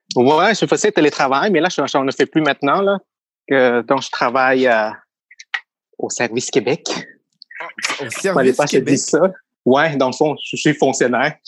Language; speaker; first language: French; non-native, fluent; Thai